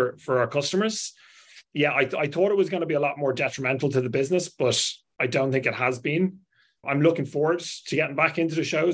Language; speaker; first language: English; native; English